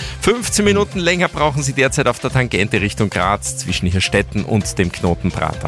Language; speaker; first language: German; native; German